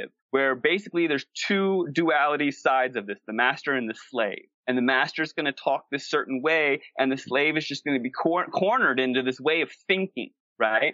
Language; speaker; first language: English; native; English